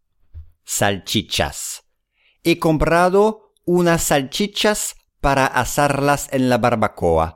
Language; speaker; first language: Spanish; non-native, fluent; English